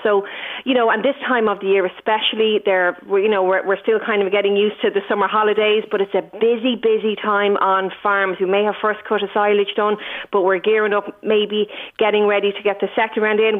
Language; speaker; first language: English; native; English